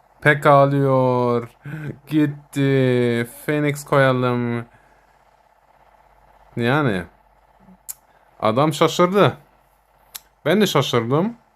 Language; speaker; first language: Turkish; early bilingual, heritage; Turkish